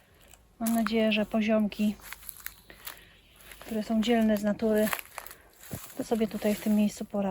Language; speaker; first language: Polish; native; Polish